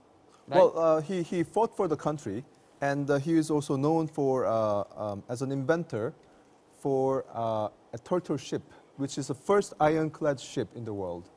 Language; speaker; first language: English; non-native, fluent; Korean